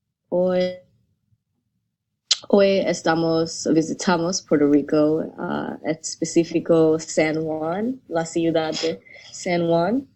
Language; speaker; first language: Spanish; non-native, learner; English